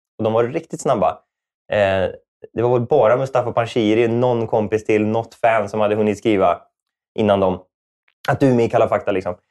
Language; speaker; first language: Swedish; native; Swedish